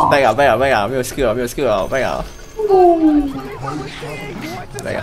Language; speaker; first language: Chinese; native; Chinese